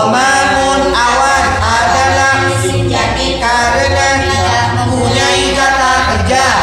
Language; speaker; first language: Indonesian; native; Indonesian